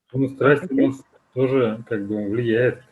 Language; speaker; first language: Russian; native; Russian